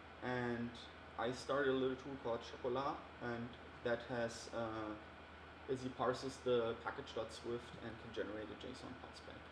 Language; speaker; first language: English; non-native, fluent; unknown